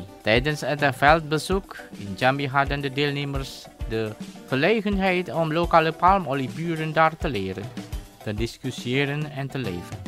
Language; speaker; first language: Dutch; non-native, fluent; Indonesian